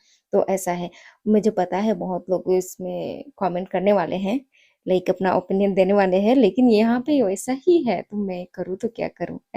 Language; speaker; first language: Hindi; non-native, local second language; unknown